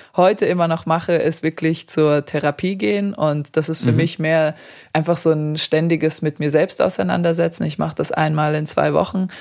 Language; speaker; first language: German; early bilingual, other home language; Serbian